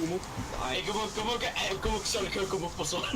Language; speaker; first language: Swedish; native; Swedish